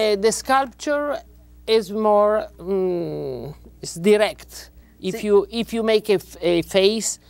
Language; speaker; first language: English; non-native, learner; Italian